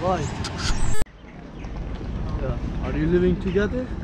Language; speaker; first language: English; non-native, learner; Turkish